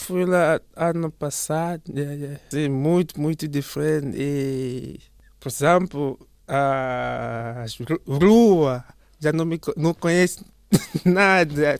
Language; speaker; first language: Portuguese; non-native, learner; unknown